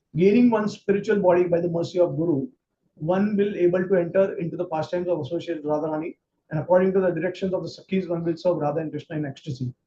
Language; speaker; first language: English; non-native, local second language; Hindi